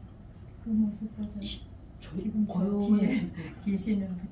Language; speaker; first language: Korean; native; Korean